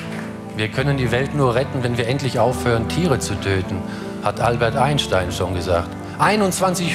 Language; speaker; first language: German; native; German